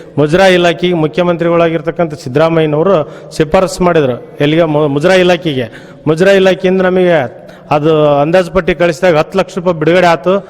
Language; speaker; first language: Kannada; native; Kannada